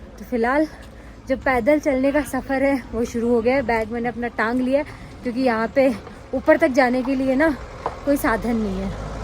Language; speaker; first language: Hindi; native; Hindi